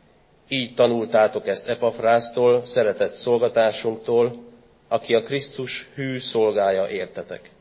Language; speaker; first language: Hungarian; native; Hungarian